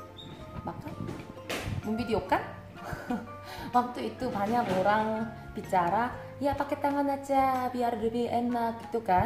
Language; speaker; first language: Indonesian; non-native, fluent; Korean